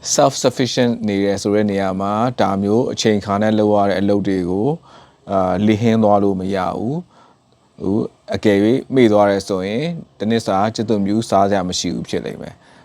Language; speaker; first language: Burmese; native; Burmese